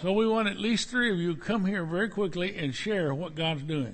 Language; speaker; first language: English; native; English